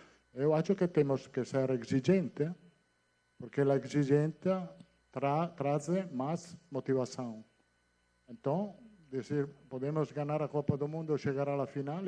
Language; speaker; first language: Portuguese; non-native, fluent; Italian